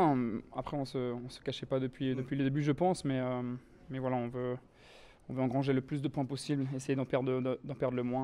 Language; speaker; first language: French; native; French